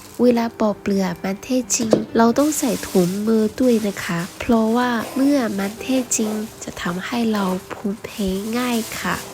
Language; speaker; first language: Thai; non-native, fluent; Chinese